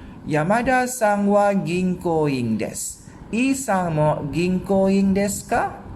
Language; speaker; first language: Japanese; non-native, fluent; Malay